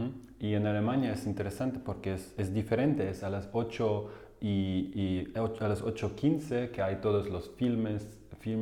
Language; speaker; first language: Spanish; non-native, fluent; German